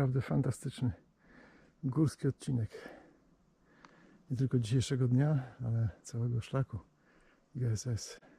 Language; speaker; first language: Polish; native; Polish